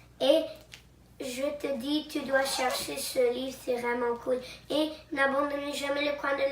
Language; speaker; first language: French; non-native, local second language; English